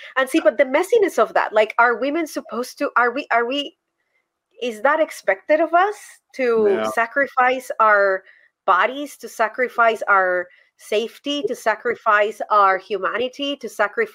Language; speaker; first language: English; non-native, fluent; Spanish